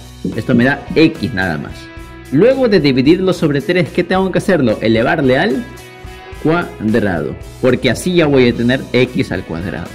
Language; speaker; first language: Spanish; native; Spanish